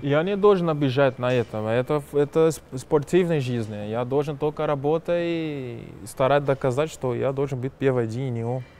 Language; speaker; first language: Russian; non-native, fluent; Portuguese